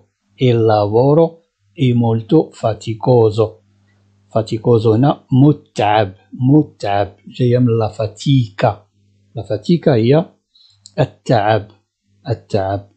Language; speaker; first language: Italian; non-native, fluent; Arabic